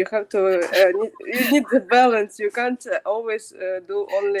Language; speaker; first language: English; non-native, fluent; Ukrainian